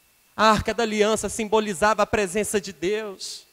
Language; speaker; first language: Portuguese; native; Portuguese